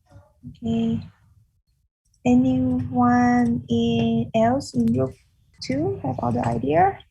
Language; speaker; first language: English; non-native, fluent; Vietnamese